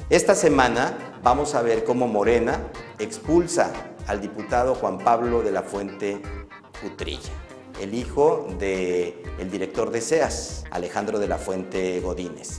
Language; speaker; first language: Spanish; native; Spanish